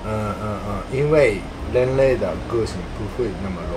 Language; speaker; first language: Chinese; non-native, fluent; Japanese